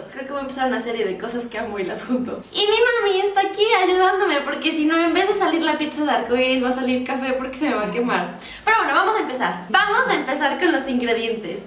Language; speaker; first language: Spanish; native; Spanish